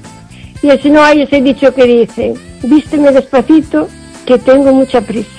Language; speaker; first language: Spanish; native; Spanish